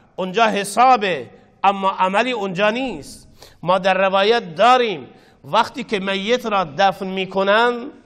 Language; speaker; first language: Persian; non-native, local second language; Baluchi